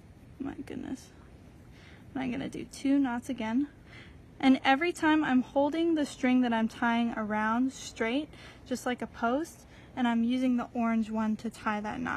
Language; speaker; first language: English; native; English